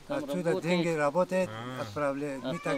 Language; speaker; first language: Russian; non-native, local second language; Tajik